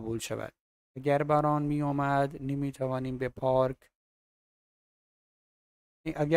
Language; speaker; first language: Persian; non-native, fluent; Urdu